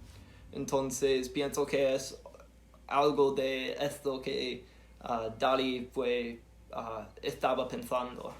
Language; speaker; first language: Spanish; non-native, learner; English